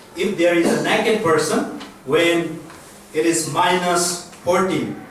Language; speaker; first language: English; non-native, local second language; Nepali